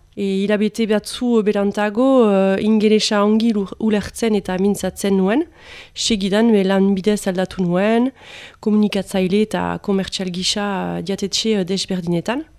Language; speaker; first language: Basque; non-native, local second language; French